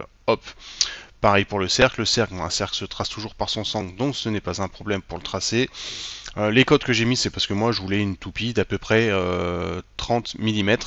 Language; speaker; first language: French; native; French